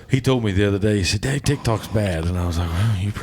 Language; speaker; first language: English; native; English